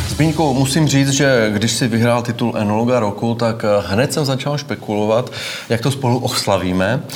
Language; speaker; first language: Czech; native; Czech